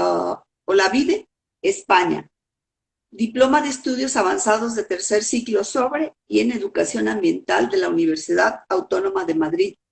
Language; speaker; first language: Spanish; native; Spanish